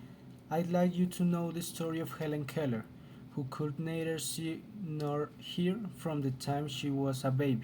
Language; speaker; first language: English; non-native, learner; Spanish